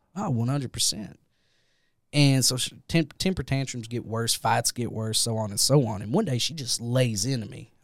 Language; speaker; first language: English; native; English